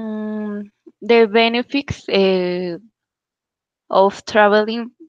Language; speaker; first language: English; non-native, learner; Spanish